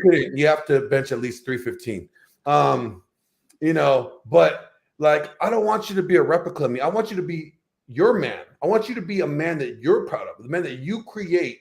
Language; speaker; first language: English; native; English